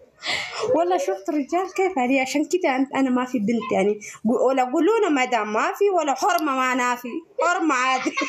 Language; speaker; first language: Arabic; non-native, learner; Oromo